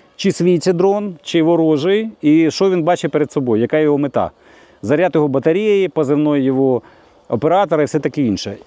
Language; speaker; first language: Ukrainian; native; Ukrainian